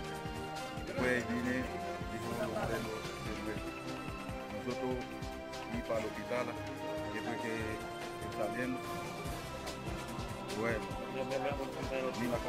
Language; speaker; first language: Spanish; non-native, learner; Haitian Creole